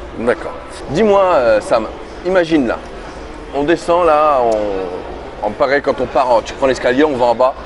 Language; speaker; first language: French; native; French